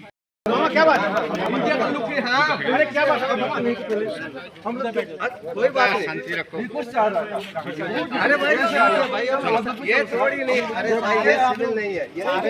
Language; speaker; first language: Hindi; non-native, local second language; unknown